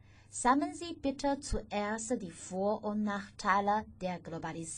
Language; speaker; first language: German; non-native, fluent; Chinese